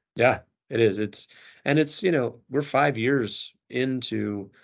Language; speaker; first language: English; native; English